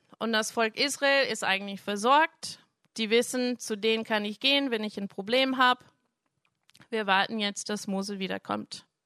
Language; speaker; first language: German; non-native, fluent; English